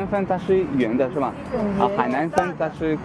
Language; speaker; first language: Chinese; non-native, fluent; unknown